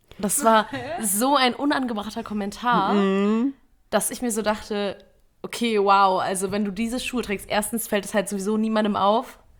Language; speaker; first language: German; early bilingual, other home language; Vietnamese